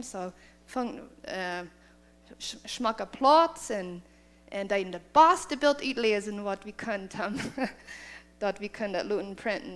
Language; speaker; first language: German; non-native, learner; Plautdietsch